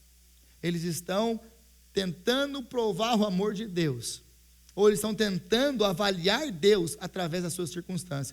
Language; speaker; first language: Portuguese; native; Portuguese